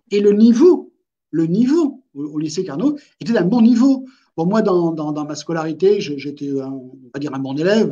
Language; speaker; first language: French; native; French